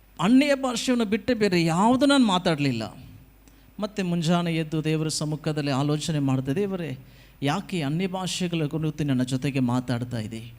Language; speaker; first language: Kannada; non-native, local second language; Tamil